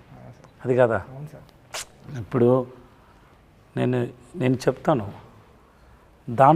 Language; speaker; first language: Telugu; non-native, learner; Tamil